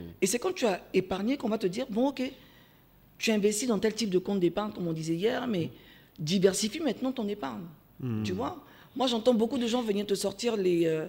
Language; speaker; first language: French; native; French